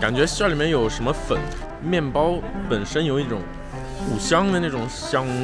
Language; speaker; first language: Chinese; early bilingual, heritage; Chinese